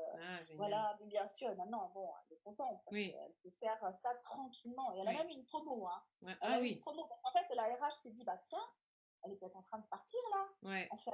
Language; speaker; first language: French; native; French